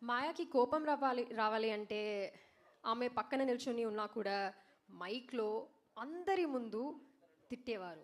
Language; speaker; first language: Telugu; non-native, learner; Malayalam